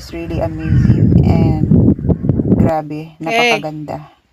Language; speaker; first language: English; non-native, local second language; Filipino